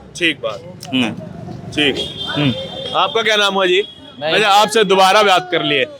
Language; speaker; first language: Hindi; native; Hindi